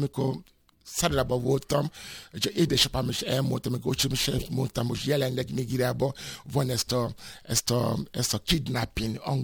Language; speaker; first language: Hungarian; non-native, fluent; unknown